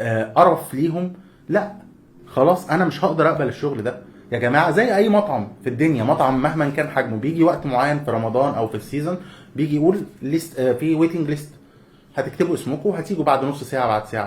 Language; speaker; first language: Arabic; native; Arabic